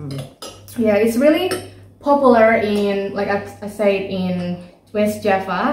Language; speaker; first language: English; non-native, learner; Indonesian